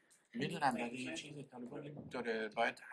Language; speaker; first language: Persian; non-native, learner; Kurdish